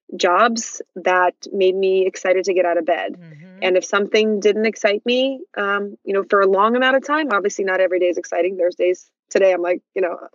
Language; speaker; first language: English; early bilingual, other home language; Russian